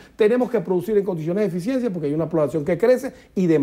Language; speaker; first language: Spanish; native; Spanish